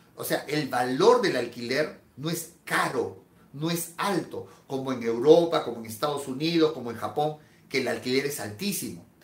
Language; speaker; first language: Spanish; native; Spanish